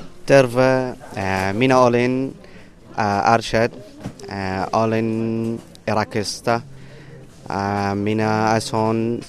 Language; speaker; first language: Finnish; non-native, learner; Arabic